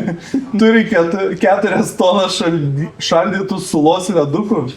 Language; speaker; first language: Lithuanian; native; Lithuanian